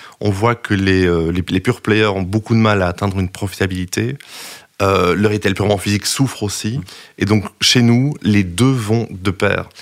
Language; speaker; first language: French; native; French